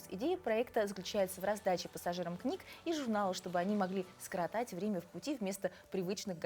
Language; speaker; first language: Russian; native; Russian